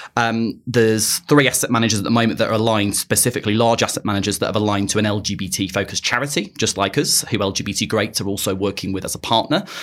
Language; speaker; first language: English; native; English